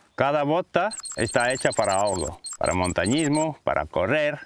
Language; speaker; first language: Spanish; non-native, fluent; Latvian